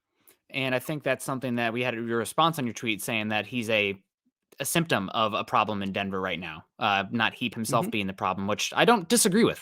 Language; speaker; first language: English; native; English